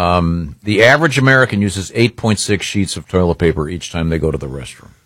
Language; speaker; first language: English; native; English